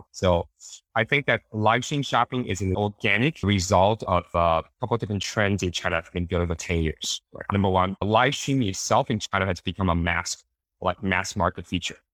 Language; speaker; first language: English; early bilingual, other home language; Chinese